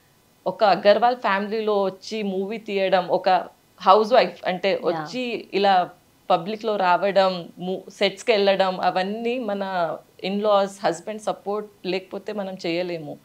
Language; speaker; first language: Telugu; non-native, local second language; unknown